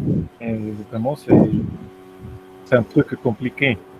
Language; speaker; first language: French; non-native, fluent; Spanish